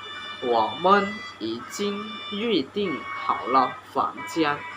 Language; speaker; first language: Chinese; non-native, learner; Hmong